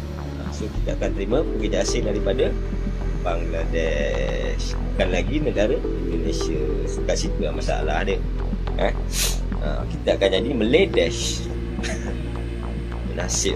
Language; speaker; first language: Malay; native; Malay